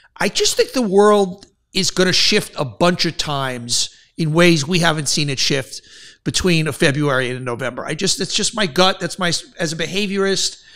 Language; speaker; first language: English; native; English